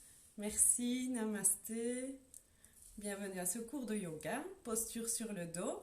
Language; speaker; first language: French; native; French